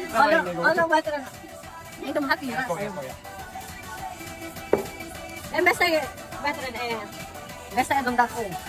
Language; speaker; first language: Swedish; non-native, learner; Filipino